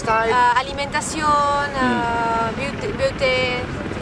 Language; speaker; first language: French; non-native, learner; Spanish